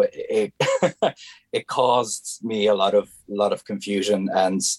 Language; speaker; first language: English; non-native, fluent; Hungarian